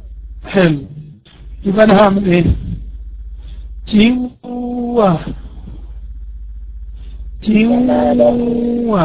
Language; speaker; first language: Arabic; native; Arabic